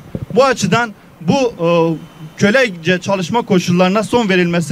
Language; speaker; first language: Turkish; native; Turkish